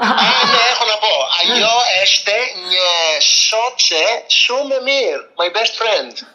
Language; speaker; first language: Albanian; non-native, learner; Greek